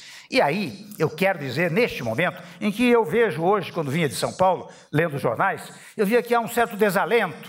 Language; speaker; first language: Portuguese; native; Portuguese